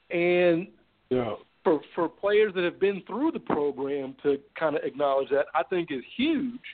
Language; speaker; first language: English; native; English